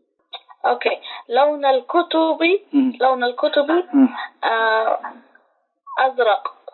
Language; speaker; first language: Arabic; non-native, learner; Tigrinya